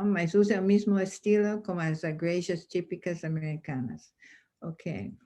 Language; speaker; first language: Portuguese; non-native, fluent; English